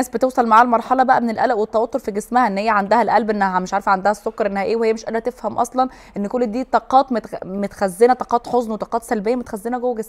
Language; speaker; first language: Arabic; native; Arabic